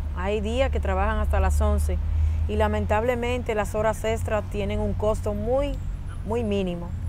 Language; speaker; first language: Spanish; native; Spanish